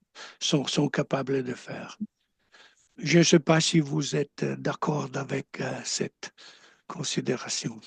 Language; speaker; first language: French; non-native, learner; Italian